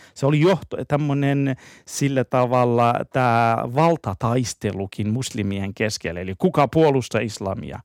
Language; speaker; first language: Finnish; non-native, fluent; Persian